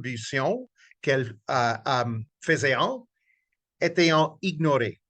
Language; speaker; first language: French; non-native, local second language; English